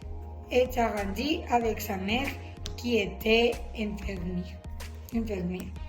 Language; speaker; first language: French; non-native, learner; Spanish